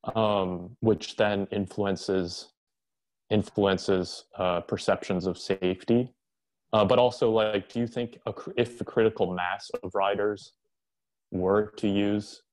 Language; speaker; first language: English; native; English